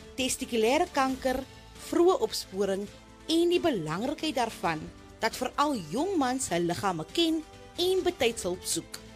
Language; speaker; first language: Afrikaans; native; Afrikaans